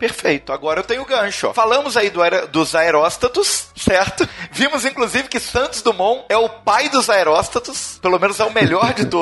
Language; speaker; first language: Portuguese; native; Portuguese